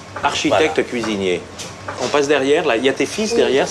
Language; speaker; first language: French; native; French